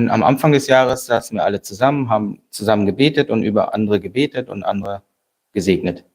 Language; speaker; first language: German; native; German